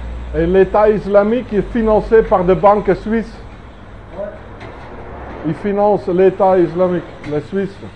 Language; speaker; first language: French; non-native, learner; English